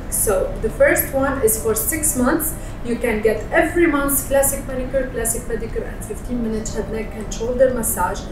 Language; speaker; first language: English; non-native, fluent; Arabic